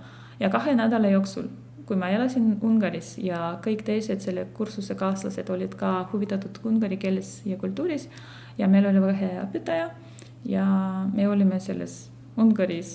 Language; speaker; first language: Estonian; non-native, fluent; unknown